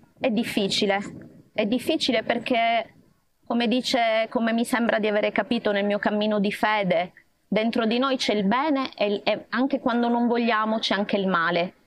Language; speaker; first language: Italian; native; Italian